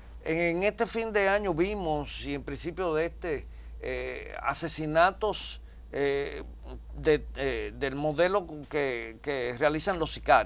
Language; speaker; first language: Spanish; native; Spanish